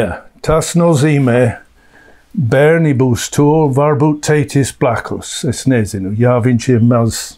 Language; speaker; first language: Latvian; non-native, learner; English